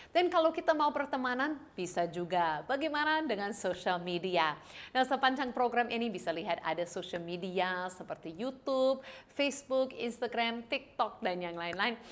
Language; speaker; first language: Indonesian; non-native, fluent; English